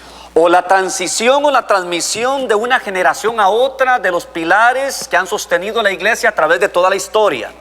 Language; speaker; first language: Spanish; native; Spanish